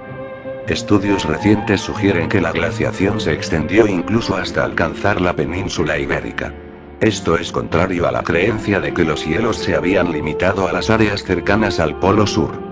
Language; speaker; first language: Spanish; native; Spanish